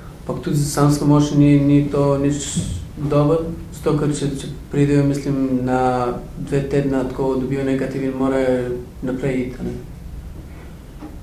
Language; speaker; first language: Slovenian; non-native, learner; Albanian